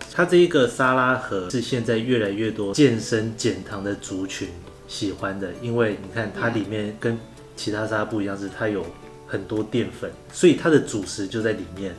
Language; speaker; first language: Chinese; native; Chinese